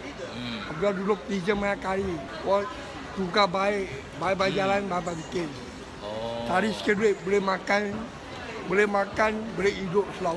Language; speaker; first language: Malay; non-native, local second language; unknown